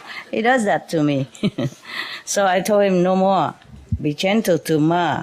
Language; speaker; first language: English; non-native, fluent; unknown